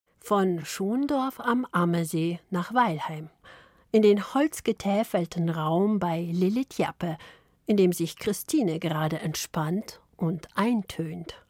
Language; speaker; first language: German; early bilingual, other home language; Polish